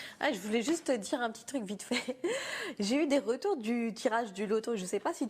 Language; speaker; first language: French; native; French